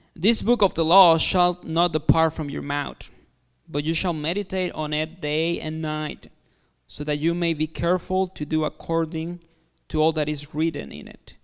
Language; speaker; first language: English; non-native, fluent; Spanish